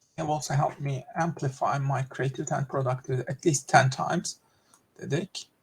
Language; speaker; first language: English; non-native, fluent; Turkish